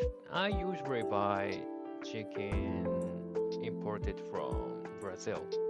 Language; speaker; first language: English; non-native, learner; Japanese